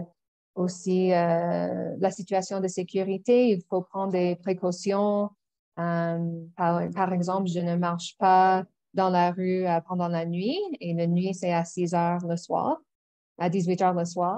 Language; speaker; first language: French; non-native, local second language; English